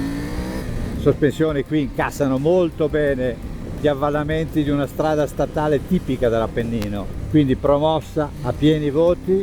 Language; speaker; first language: Italian; native; Italian